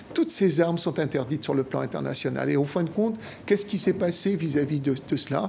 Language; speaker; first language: French; native; French